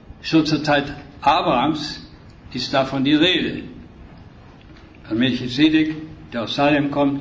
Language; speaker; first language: German; native; German